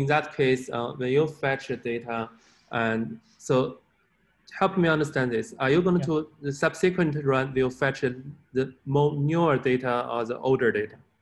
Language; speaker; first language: English; non-native, fluent; Chinese